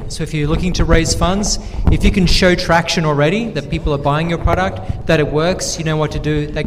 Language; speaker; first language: English; native; English